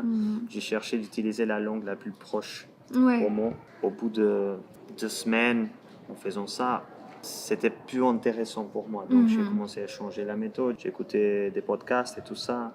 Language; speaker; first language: French; non-native, fluent; Portuguese